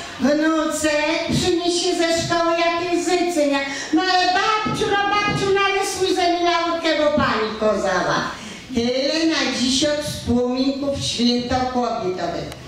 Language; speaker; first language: Polish; native; Polish